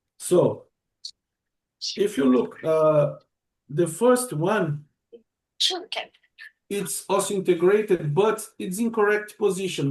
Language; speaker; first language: English; non-native, learner; Portuguese